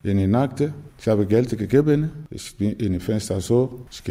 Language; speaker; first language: German; non-native, learner; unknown